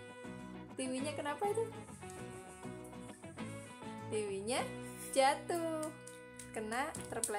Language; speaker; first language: Indonesian; native; Indonesian